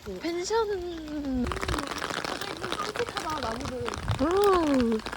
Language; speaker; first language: Korean; native; Korean